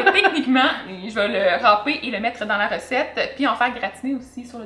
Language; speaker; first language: French; native; French